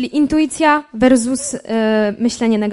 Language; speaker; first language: Polish; native; Polish